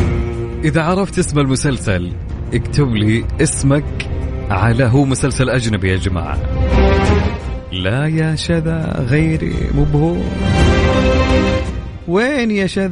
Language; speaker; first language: Arabic; native; Arabic